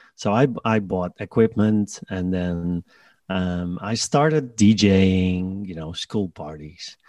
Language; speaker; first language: English; non-native, fluent; Dutch